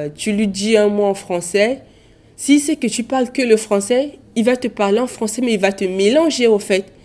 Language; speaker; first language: French; non-native, local second language; Sango